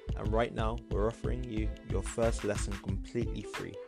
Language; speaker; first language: English; native; English